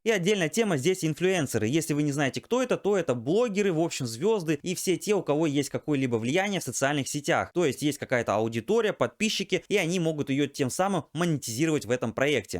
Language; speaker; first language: Russian; native; Russian